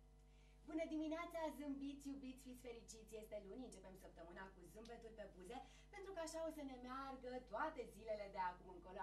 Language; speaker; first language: Romanian; native; Romanian